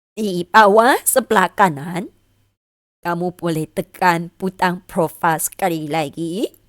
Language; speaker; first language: Malay; non-native, local second language; Chinese